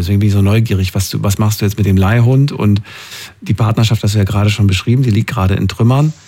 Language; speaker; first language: German; native; German